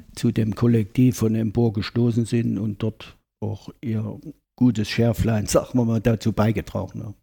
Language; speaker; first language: German; native; German